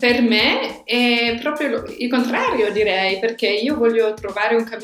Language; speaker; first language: Italian; non-native, fluent; German